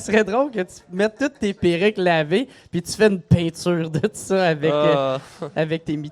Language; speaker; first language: French; native; French